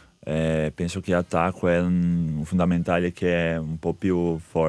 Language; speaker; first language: Italian; non-native, fluent; Portuguese